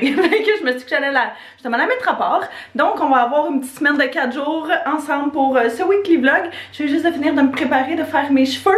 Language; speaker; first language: French; native; French